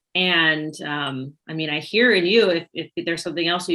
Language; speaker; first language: English; native; English